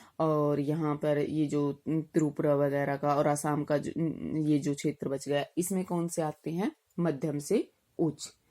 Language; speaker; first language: Hindi; native; Hindi